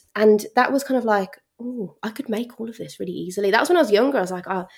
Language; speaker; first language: English; native; English